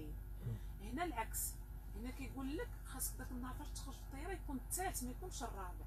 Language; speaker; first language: Arabic; native; Arabic